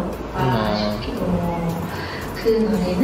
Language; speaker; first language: Korean; non-native, learner; Indonesian